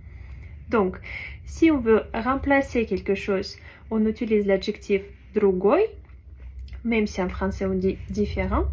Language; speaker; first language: French; non-native, fluent; Russian